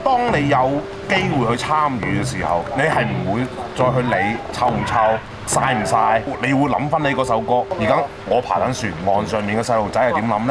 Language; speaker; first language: Cantonese; native; Cantonese